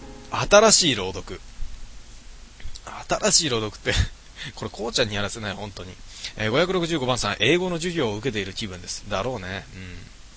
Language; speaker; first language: Japanese; native; Japanese